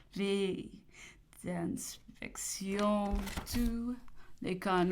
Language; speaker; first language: French; non-native, learner; English